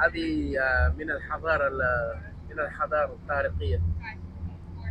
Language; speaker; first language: Arabic; non-native, fluent; Tamasheq